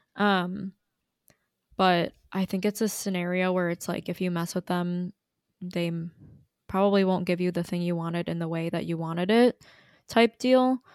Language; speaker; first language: English; native; English